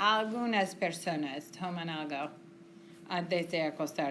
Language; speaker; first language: Spanish; non-native, fluent; English